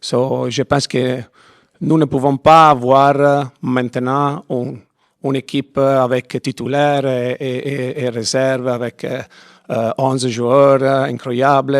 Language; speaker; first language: French; non-native, fluent; Italian